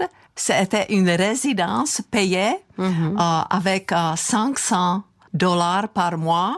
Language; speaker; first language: French; non-native, fluent; Czech